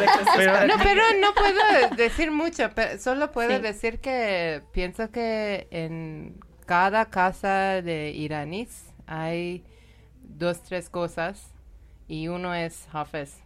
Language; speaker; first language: Spanish; non-native, learner; Persian